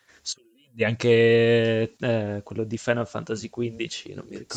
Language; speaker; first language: Italian; native; Italian